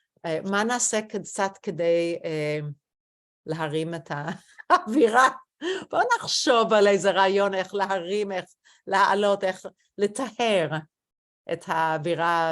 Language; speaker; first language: Hebrew; non-native, fluent; English